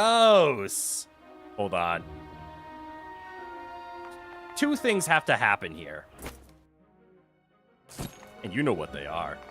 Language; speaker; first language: English; native; English